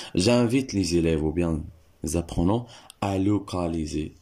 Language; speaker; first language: French; non-native, local second language; Arabic